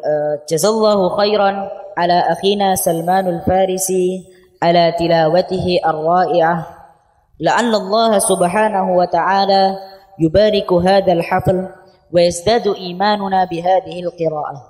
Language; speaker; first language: Arabic; non-native, fluent; Indonesian